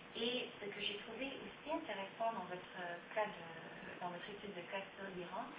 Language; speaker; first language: French; native; French